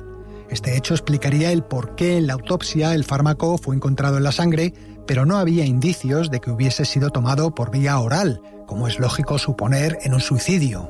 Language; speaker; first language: Spanish; native; Spanish